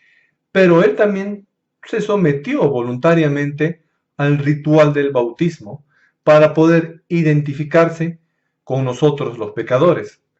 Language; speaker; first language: Spanish; native; Spanish